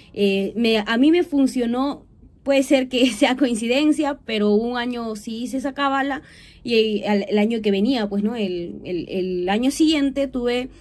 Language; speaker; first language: Spanish; native; Spanish